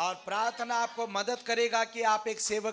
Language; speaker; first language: Hindi; native; Hindi